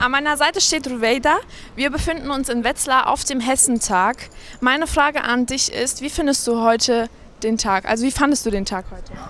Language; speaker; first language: German; native; German